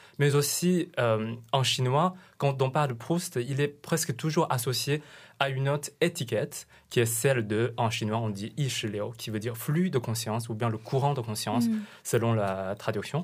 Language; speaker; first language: French; non-native, fluent; Chinese